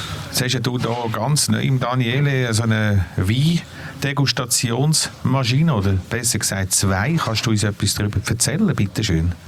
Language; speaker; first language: German; native; German